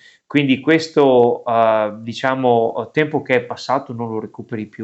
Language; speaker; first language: Italian; native; Italian